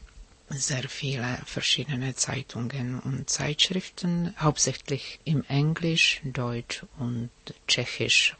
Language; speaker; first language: German; non-native, fluent; Czech